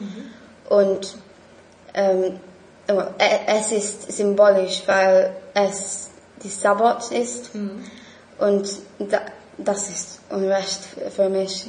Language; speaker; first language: German; non-native, learner; English